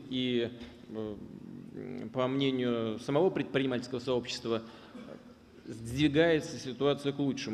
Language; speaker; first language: Russian; native; Russian